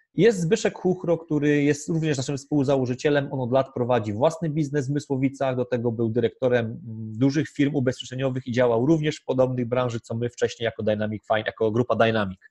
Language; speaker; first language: Polish; native; Polish